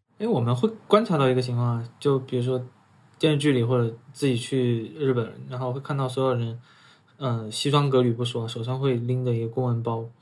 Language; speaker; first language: Chinese; native; Chinese